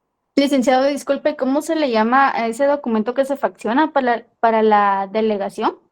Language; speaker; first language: Spanish; native; Spanish